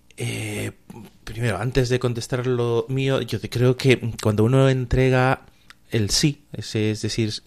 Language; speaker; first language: Spanish; native; Spanish